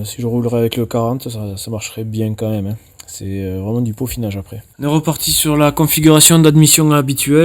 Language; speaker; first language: French; native; French